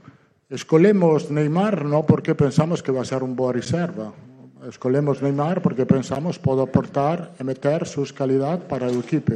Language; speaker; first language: Portuguese; non-native, learner; Italian